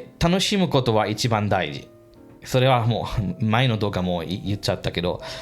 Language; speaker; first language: Japanese; non-native, fluent; English